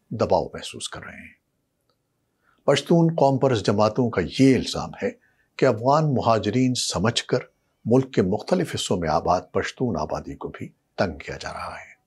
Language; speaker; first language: Urdu; native; Urdu